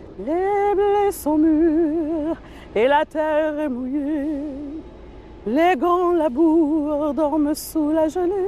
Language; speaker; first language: French; native; French